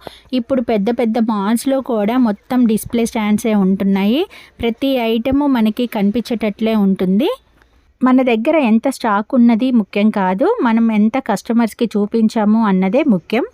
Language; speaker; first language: Telugu; native; Telugu